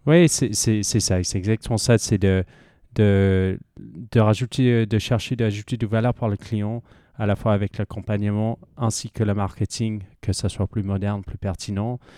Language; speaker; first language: French; non-native, fluent; English